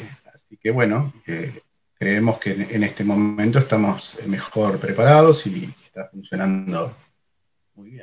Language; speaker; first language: Spanish; native; Spanish